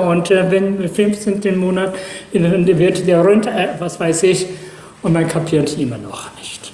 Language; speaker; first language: German; non-native, fluent; Chinese